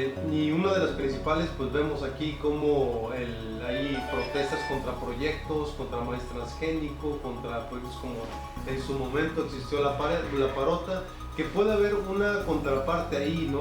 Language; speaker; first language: Spanish; native; Spanish